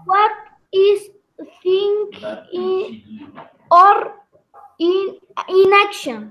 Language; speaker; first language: English; non-native, learner; Spanish